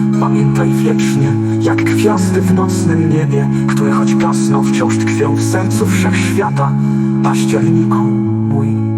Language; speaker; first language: Polish; native; Polish